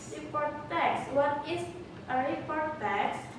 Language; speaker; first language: English; non-native, learner; Indonesian